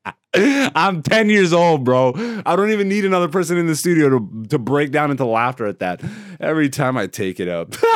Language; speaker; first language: English; non-native, fluent; Greek